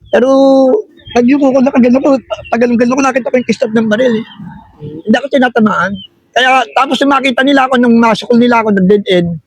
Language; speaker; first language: Filipino; native; Filipino